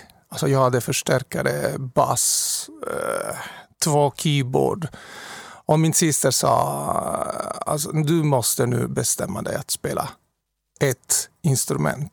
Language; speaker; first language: Swedish; non-native, fluent; Italian